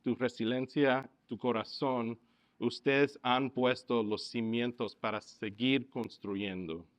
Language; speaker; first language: Spanish; early bilingual, heritage; Spanish